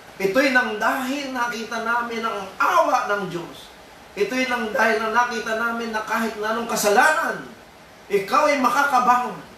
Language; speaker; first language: Filipino; native; Filipino